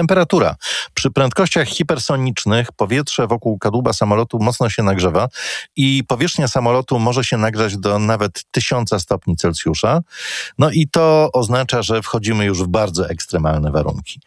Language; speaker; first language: Polish; native; Polish